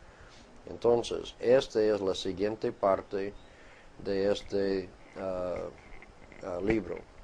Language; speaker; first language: Spanish; non-native, fluent; English